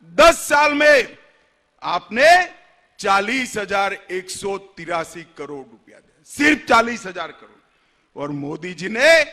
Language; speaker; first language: Hindi; non-native, local second language; Gujarati